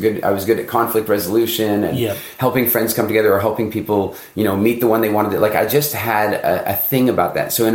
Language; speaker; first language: English; native; English